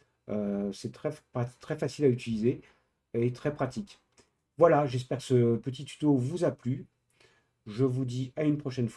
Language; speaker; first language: French; native; French